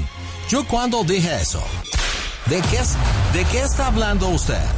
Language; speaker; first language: Spanish; non-native, fluent; English